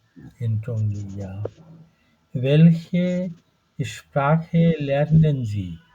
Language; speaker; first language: German; non-native, fluent; Bangla